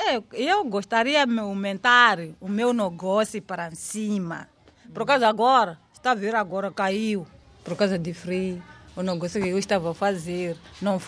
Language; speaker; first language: Portuguese; non-native, local second language; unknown